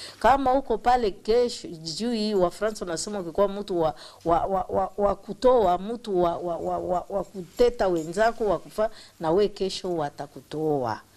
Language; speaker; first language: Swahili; native; Swahili